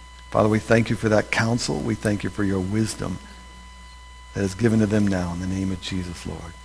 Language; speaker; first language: English; native; English